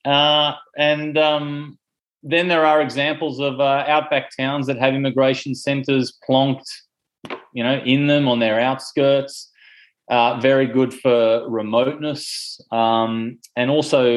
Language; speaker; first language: English; non-native, local second language; Greek